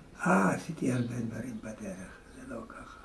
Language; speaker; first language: Hebrew; non-native, fluent; German